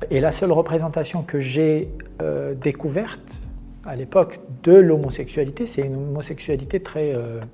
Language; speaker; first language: French; non-native, local second language; Arabic